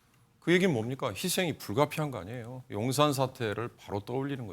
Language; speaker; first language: Korean; native; Korean